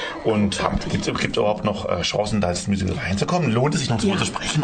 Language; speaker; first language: German; native; German